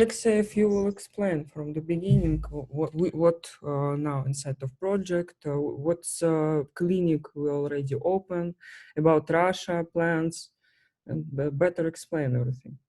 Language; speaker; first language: English; non-native, fluent; Russian